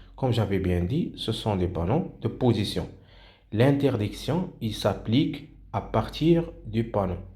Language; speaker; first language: French; non-native, local second language; Arabic